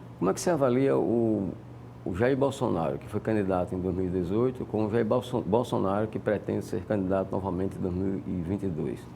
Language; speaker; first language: Portuguese; native; Portuguese